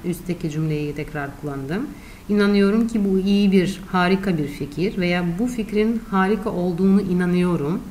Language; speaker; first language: Turkish; non-native, fluent; Russian